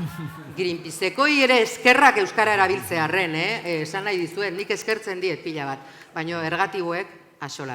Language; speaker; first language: Basque; native; Basque